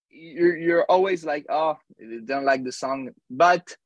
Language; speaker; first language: English; non-native, fluent; French